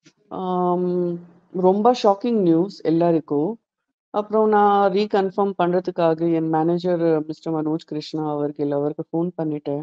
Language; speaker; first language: Tamil; non-native, fluent; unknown